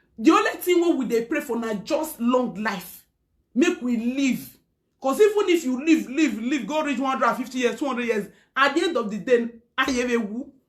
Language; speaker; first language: Nigerian Pidgin; non-native, local second language; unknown